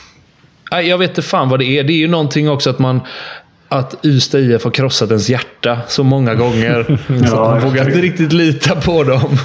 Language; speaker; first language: Swedish; native; Swedish